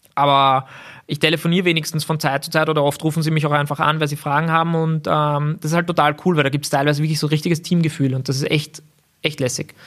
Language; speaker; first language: German; native; German